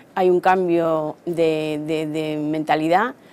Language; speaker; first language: Spanish; native; Spanish